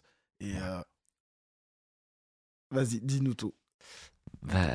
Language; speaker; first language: French; native; French